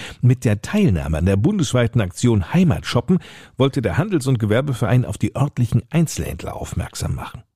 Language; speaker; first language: German; native; German